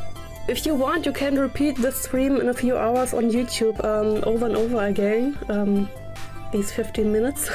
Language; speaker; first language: English; non-native, learner; German